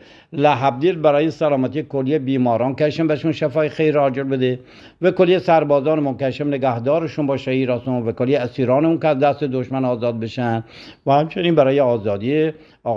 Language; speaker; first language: Persian; native; Persian